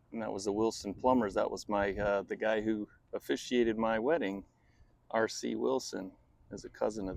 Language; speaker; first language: English; native; English